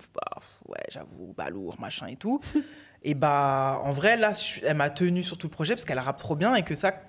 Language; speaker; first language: French; native; French